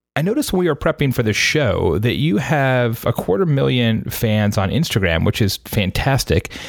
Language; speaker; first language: English; native; English